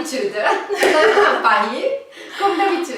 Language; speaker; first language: French; non-native, fluent; Portuguese